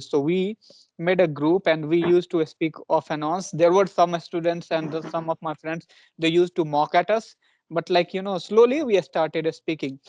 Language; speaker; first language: English; non-native, local second language; Punjabi